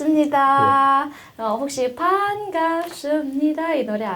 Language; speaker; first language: Korean; native; Korean